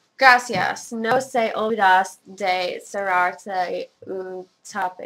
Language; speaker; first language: Spanish; non-native, learner; English